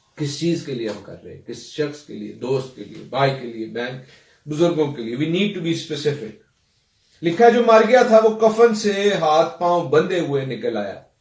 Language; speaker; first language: Urdu; non-native, local second language; Punjabi